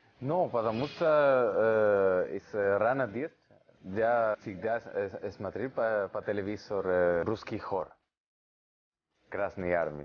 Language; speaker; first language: Russian; non-native, fluent; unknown